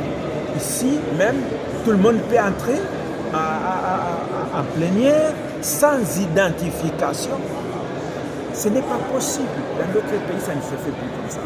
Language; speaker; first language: French; non-native, local second language; Swahili